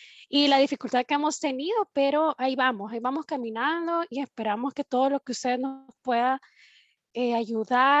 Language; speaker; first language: Spanish; native; Spanish